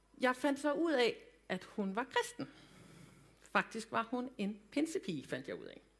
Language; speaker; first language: Danish; native; Danish